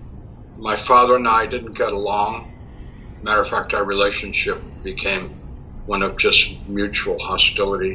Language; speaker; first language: English; native; English